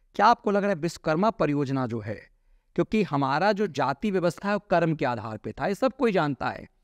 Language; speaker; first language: Hindi; native; Hindi